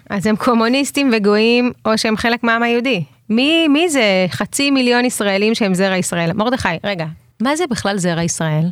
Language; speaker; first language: Hebrew; early bilingual, other home language; Russian